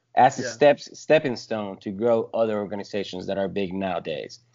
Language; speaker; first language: English; early bilingual, other home language; Spanish